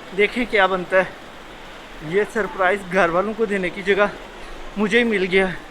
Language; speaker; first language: Urdu; non-native, local second language; Punjabi